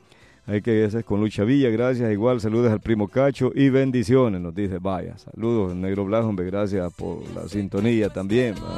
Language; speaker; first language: Spanish; native; Spanish